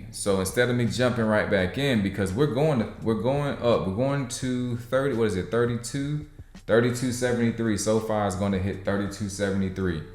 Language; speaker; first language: English; native; English